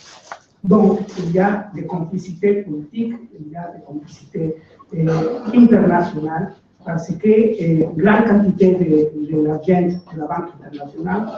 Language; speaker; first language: French; non-native, learner; Spanish